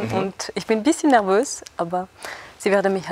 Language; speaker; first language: German; non-native, fluent; Georgian